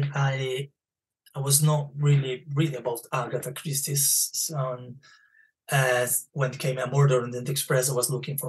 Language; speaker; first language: English; non-native, learner; Portuguese